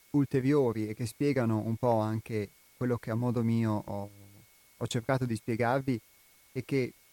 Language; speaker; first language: Italian; non-native, fluent; Albanian